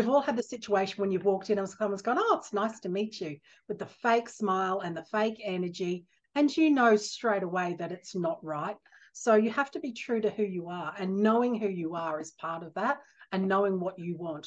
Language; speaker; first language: English; native; English